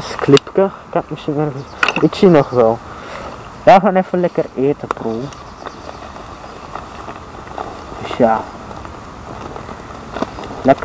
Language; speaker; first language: Dutch; native; Dutch